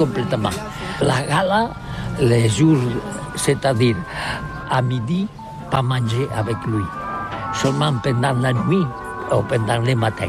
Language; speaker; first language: French; non-native, learner; Catalan